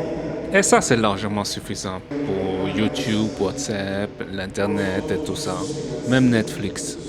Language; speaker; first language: French; early bilingual, heritage; French